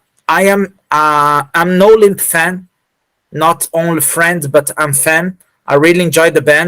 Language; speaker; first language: English; non-native, fluent; Portuguese